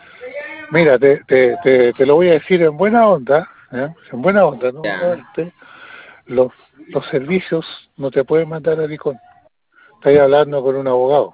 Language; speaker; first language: Spanish; native; Spanish